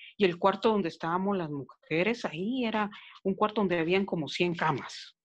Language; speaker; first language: Spanish; native; Spanish